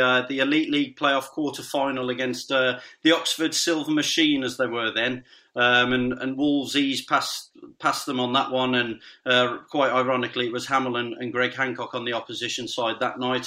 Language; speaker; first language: English; native; English